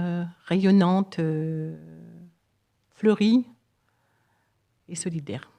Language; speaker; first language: French; native; French